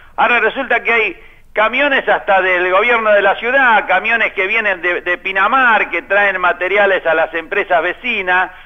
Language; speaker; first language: Spanish; native; Spanish